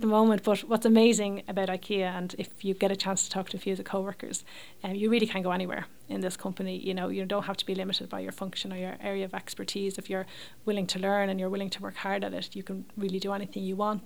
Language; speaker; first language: English; native; English